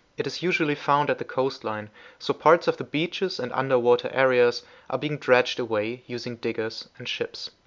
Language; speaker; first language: English; non-native, fluent; German